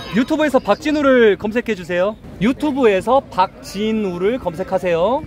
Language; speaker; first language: Korean; native; Korean